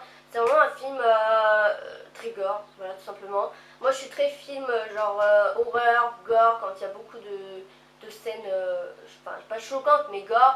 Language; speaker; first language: French; native; French